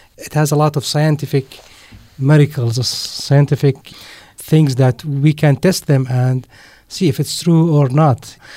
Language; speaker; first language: English; non-native, fluent; Arabic